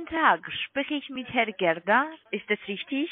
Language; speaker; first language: German; non-native, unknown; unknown